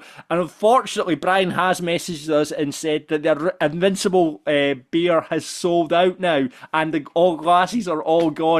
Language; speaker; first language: English; native; English